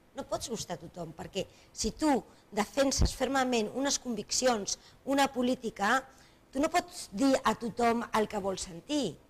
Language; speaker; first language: Catalan; non-native, local second language; Spanish